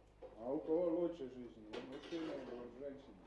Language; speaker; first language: Russian; non-native, learner; Estonian